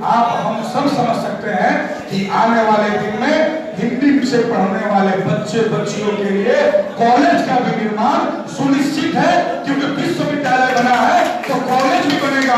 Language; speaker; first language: Hindi; native; Hindi